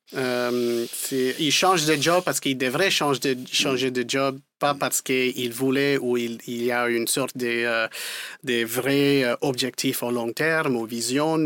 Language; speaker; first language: French; non-native, fluent; Spanish